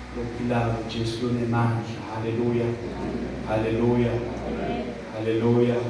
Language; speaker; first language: Zulu; non-native, local second language; Swati